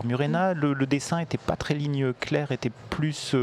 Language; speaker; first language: French; native; French